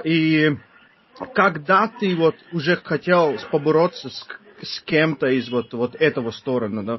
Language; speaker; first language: Russian; non-native, fluent; Turkish